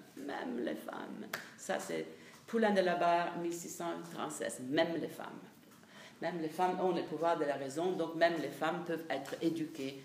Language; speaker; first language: French; non-native, fluent; Italian